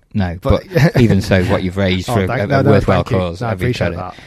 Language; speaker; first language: English; native; English